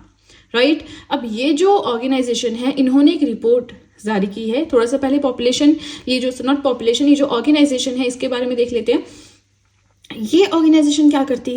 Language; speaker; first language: Hindi; native; Hindi